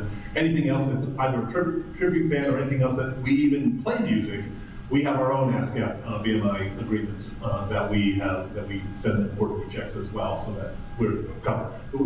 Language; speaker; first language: English; native; English